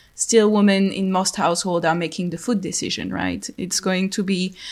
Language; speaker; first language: English; non-native, fluent; French